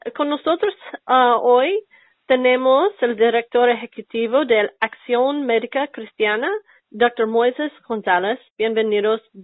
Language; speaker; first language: Spanish; non-native, learner; English